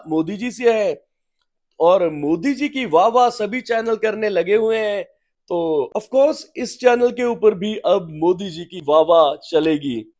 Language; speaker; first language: Hindi; native; Hindi